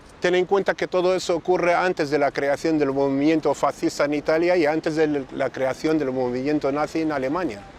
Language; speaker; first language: Spanish; non-native, fluent; Arabic